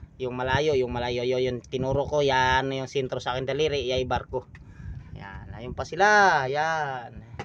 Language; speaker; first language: Filipino; native; Filipino